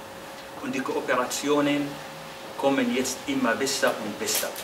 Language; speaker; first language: German; non-native, fluent; Arabic